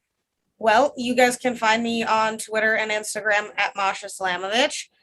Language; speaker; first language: English; non-native, fluent; Russian